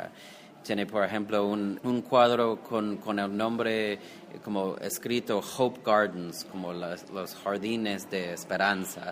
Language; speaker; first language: Spanish; non-native, fluent; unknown